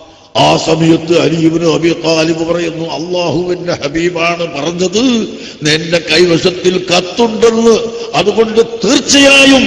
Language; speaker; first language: Malayalam; native; Malayalam